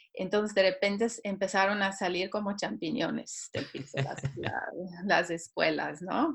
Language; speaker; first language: Spanish; non-native, fluent; Swiss German